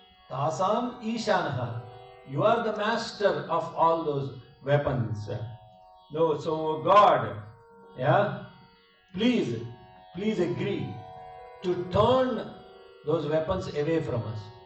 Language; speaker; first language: English; non-native, local second language; Telugu